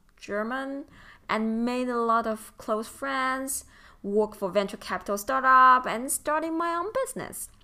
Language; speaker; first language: English; non-native, fluent; Chinese